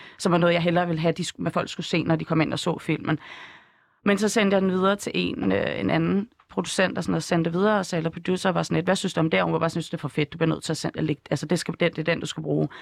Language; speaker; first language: Danish; native; Danish